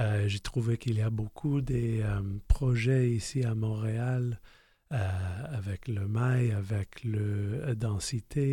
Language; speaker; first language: French; non-native, fluent; English